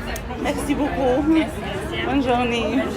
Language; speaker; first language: French; non-native, fluent; Arabic